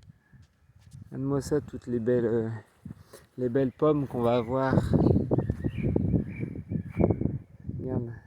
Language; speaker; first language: French; native; French